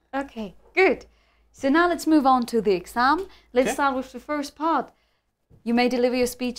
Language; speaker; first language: English; non-native, fluent; German